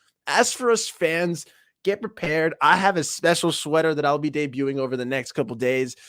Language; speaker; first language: English; native; English